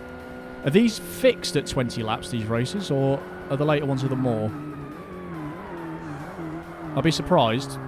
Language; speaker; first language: English; native; English